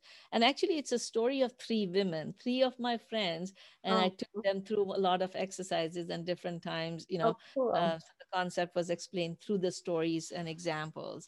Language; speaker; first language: English; non-native, local second language; Urdu